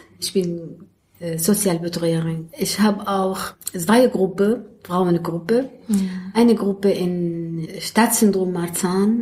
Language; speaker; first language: German; non-native, learner; Arabic